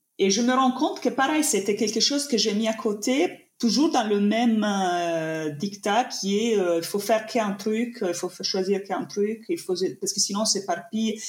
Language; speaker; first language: French; non-native, fluent; Italian